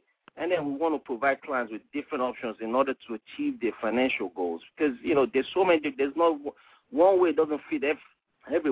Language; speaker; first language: English; non-native, local second language; Igbo